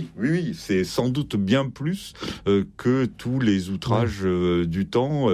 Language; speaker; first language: French; native; French